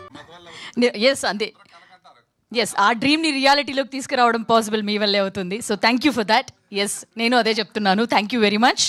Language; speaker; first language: Telugu; native; Telugu